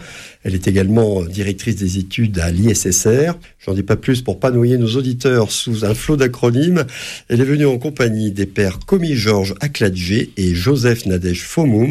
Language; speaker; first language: French; native; French